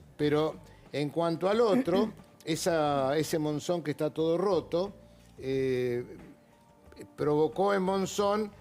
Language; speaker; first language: Spanish; native; Spanish